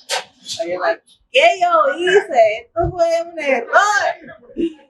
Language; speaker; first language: Spanish; early bilingual, heritage; English